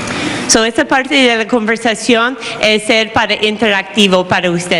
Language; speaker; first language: Spanish; non-native, fluent; English